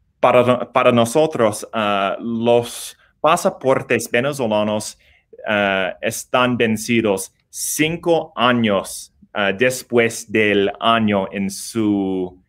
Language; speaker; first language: Spanish; non-native, learner; English